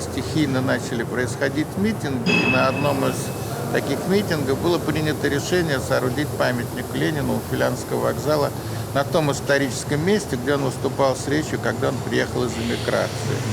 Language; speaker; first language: Russian; native; Russian